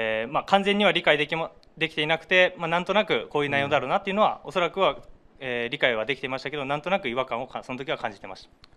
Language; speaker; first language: Japanese; native; Japanese